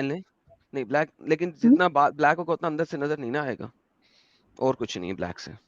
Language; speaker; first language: Hindi; native; Hindi